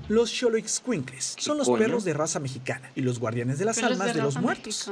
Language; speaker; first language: Spanish; native; Spanish